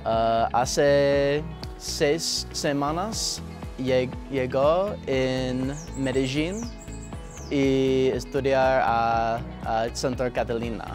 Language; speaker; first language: Spanish; non-native, learner; English